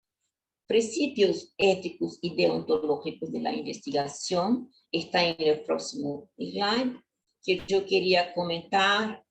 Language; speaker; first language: Spanish; non-native, learner; Portuguese